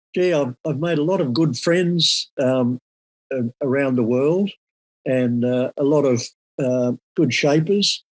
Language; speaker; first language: English; native; English